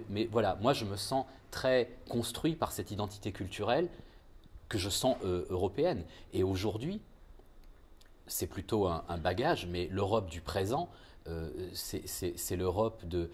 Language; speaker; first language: French; native; French